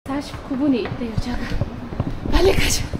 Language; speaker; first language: Korean; non-native, fluent; Uzbek